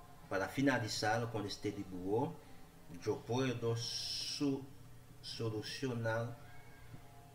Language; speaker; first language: Spanish; non-native, learner; Haitian Creole